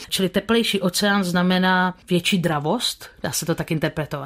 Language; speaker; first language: Czech; native; Czech